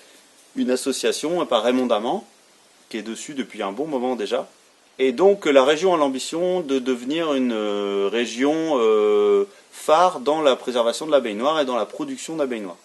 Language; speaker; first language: French; native; French